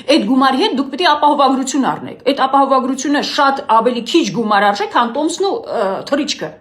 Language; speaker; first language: Armenian; native; Armenian